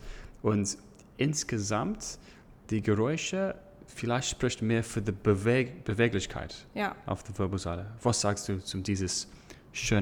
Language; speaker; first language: German; non-native, learner; English